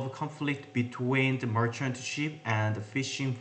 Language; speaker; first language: English; non-native, learner; Korean